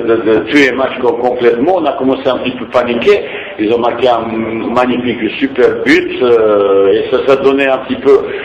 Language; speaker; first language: French; non-native, fluent; Bosnian